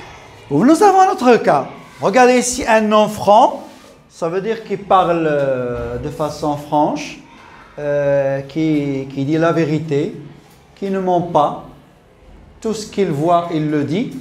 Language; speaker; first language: French; non-native, local second language; Arabic